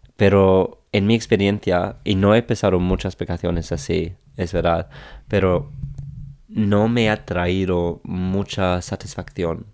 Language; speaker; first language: Spanish; non-native, fluent; English